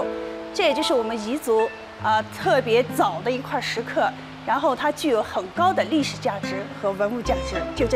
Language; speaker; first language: Chinese; native; Chinese